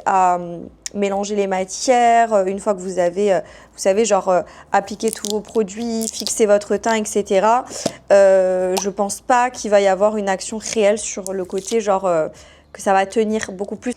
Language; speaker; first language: French; native; French